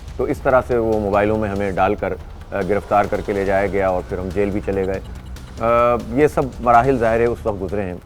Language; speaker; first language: Urdu; native; Urdu